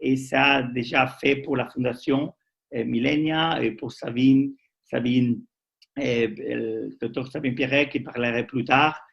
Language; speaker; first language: French; non-native, learner; Spanish